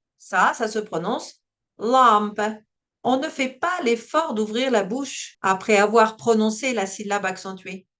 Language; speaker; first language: French; native; French